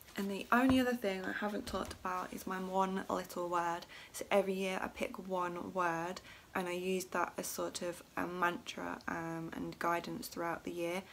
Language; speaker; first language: English; native; English